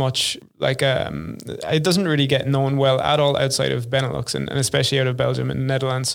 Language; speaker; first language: English; native; English